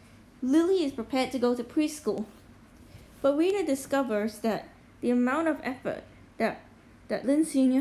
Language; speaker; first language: English; native; English